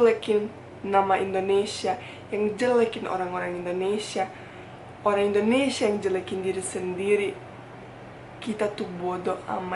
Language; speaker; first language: Indonesian; non-native, fluent; Bosnian